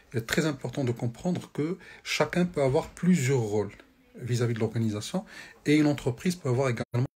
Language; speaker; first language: French; non-native, local second language; Arabic